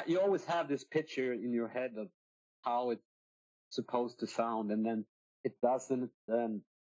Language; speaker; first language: English; non-native, fluent; Swedish